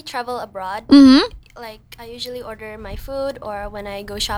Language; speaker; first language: English; non-native, fluent; Indonesian